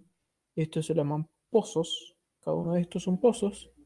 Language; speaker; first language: Spanish; native; Spanish